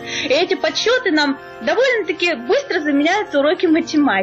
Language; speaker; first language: Russian; native; Russian